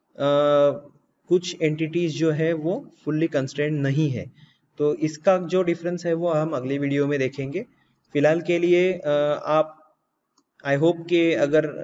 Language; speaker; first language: Hindi; native; Hindi